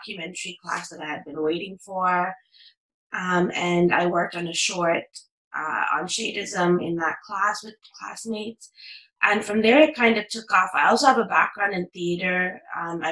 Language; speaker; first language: English; native; English